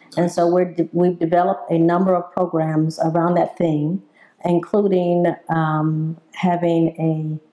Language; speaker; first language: English; native; English